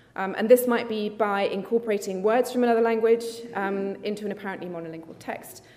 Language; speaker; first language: English; native; English